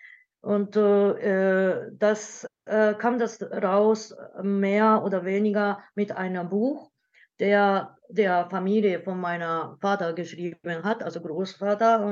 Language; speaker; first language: German; non-native, learner; Japanese